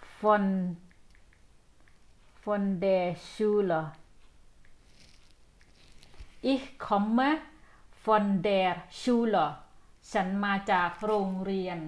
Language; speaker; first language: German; non-native, learner; Thai